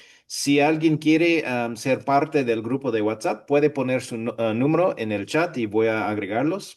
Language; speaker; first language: Spanish; non-native, fluent; English